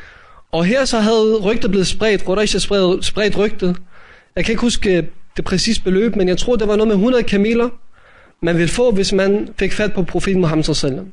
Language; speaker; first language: Danish; native; Danish